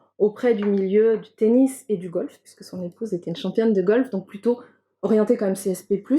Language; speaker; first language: French; native; French